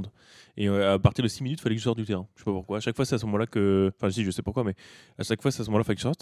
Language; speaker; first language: French; native; French